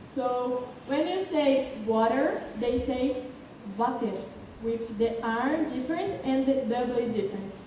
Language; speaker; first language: English; non-native, learner; Portuguese